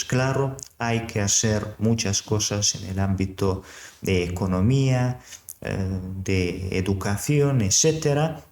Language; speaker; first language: Spanish; non-native, fluent; Serbian